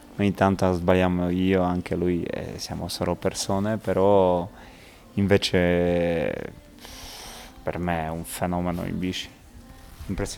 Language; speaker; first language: Italian; non-native, fluent; Polish